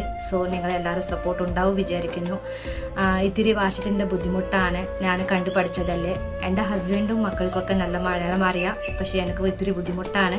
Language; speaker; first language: Malayalam; non-native, local second language; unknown